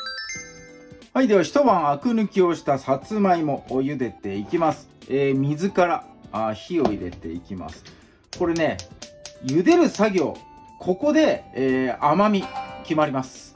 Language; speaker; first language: Japanese; native; Japanese